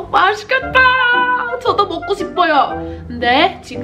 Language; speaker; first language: Korean; non-native, fluent; English